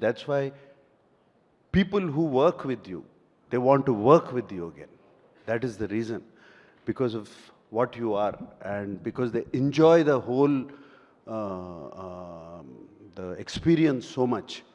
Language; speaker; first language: English; non-native, local second language; Telugu